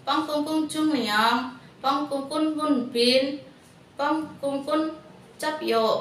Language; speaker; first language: Cantonese; non-native, learner; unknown